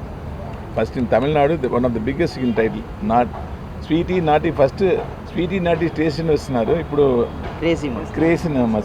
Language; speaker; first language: Telugu; non-native, learner; Tamil